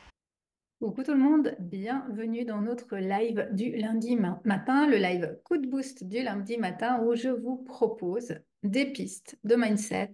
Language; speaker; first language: French; native; French